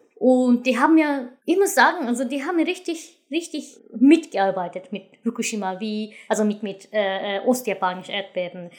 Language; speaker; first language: German; non-native, fluent; Japanese